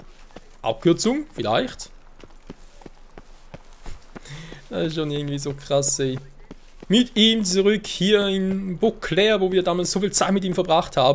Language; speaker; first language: German; native; German